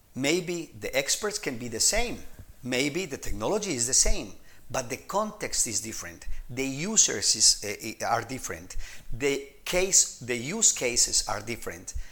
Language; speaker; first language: English; non-native, fluent; Spanish